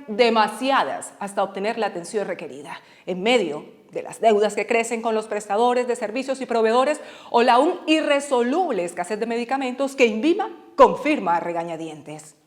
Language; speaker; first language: Spanish; native; Spanish